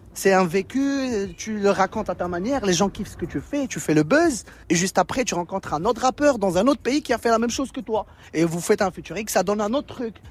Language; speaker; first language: French; non-native, local second language; Arabic